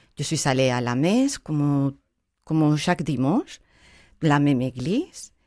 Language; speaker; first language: French; non-native, fluent; Spanish